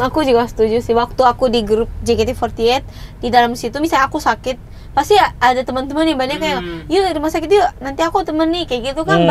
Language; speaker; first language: Indonesian; non-native, fluent; Japanese